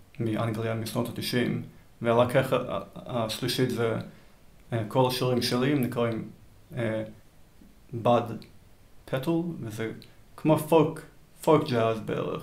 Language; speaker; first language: Hebrew; early bilingual, heritage; Hebrew